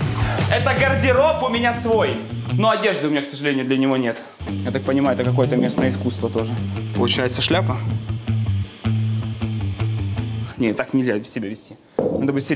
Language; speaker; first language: Russian; native; Russian